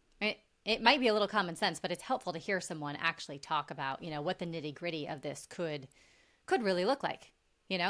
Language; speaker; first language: English; native; English